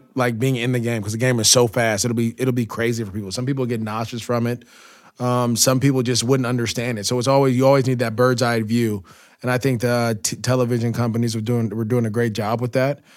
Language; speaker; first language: English; native; English